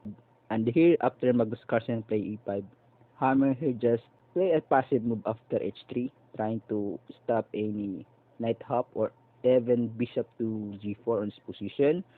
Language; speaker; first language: English; non-native, local second language; Filipino